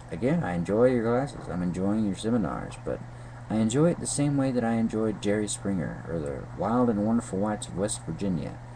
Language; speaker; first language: English; native; English